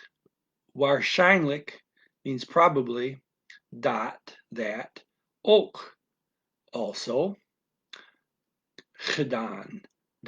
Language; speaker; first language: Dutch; non-native, learner; English